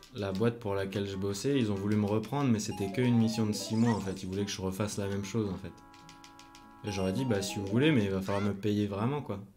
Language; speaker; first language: French; native; French